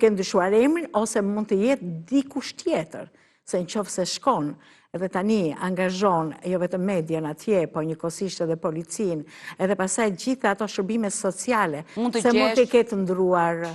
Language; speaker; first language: Albanian; native; Albanian